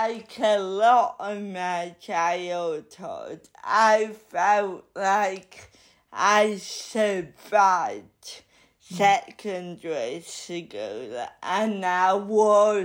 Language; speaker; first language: English; native; English